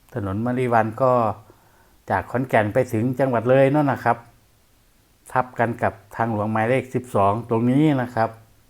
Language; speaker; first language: Thai; non-native, local second language; Northeastern Thai